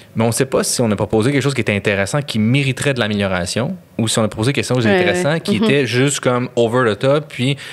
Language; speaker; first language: French; native; French